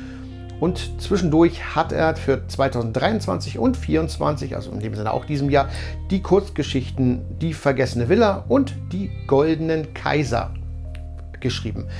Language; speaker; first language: German; native; German